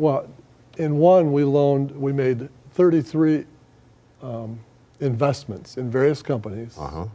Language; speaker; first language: English; native; English